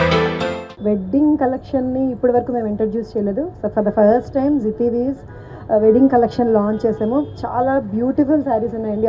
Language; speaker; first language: Telugu; native; Telugu